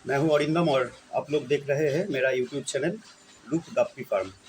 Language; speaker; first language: Hindi; non-native, local second language; Bangla